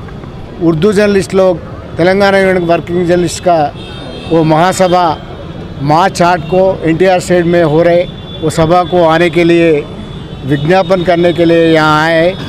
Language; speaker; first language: Hindi; non-native, local second language; Telugu